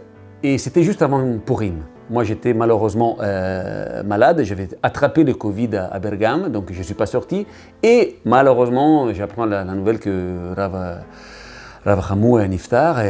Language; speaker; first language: French; non-native, learner; Italian